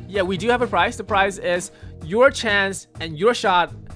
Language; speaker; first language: English; early bilingual, other home language; Chinese